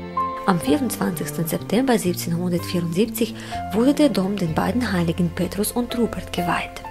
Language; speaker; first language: German; non-native, fluent; Ukrainian